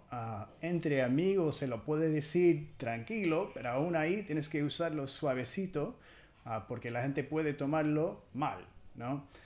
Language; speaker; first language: Spanish; non-native, fluent; English